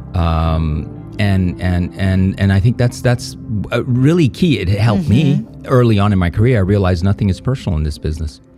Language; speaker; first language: English; non-native, fluent; Spanish